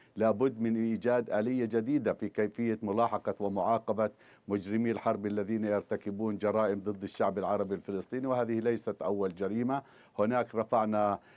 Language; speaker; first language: Arabic; native; Arabic